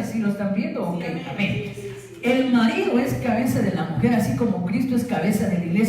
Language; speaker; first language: Spanish; native; Spanish